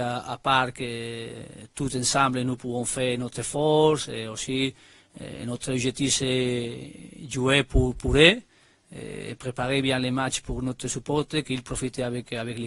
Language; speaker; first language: French; non-native, learner; Spanish